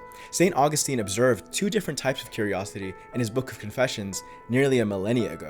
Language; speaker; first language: English; native; English